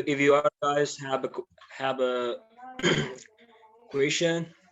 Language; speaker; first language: English; non-native, learner; Indonesian